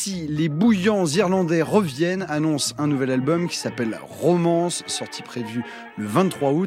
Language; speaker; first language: French; native; French